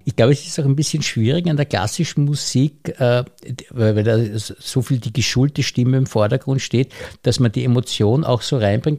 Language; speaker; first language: German; native; German